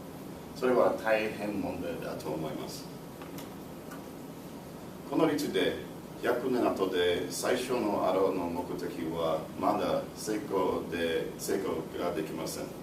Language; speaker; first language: Japanese; non-native, learner; English